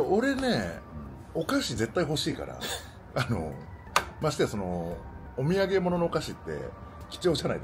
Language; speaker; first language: Japanese; native; Japanese